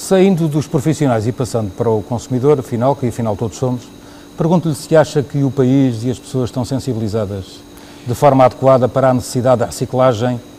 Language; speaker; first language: Portuguese; native; Portuguese